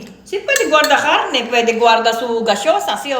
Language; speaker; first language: Spanish; non-native, learner; Filipino